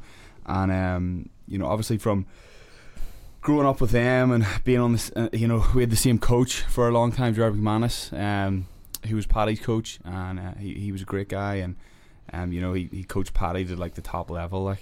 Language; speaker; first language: English; native; English